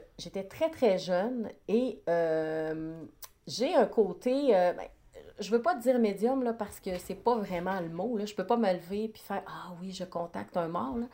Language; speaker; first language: French; native; French